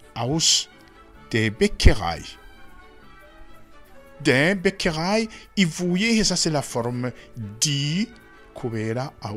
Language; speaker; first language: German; non-native, fluent; Rundi